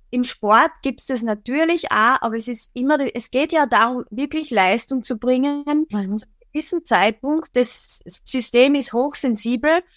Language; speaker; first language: German; native; German